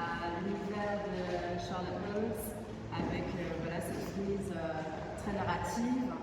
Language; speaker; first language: French; native; French